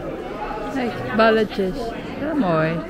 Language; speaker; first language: Dutch; non-native, learner; Filipino